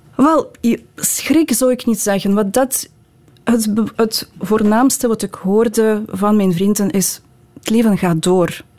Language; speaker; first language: Dutch; non-native, fluent; Ukrainian